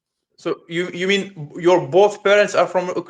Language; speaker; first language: English; non-native, learner; Russian